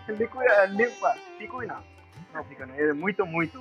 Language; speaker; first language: Portuguese; non-native, learner; Bangla